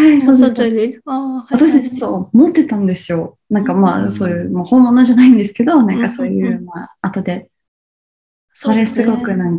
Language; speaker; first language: Japanese; early bilingual, other home language; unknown